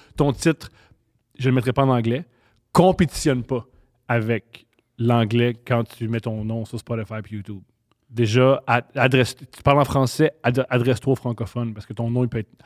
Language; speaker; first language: French; native; French